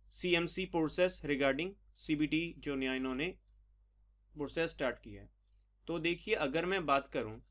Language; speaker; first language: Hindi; non-native, local second language; Punjabi